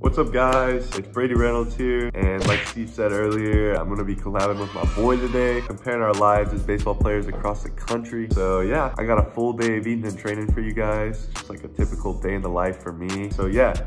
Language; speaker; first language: English; native; English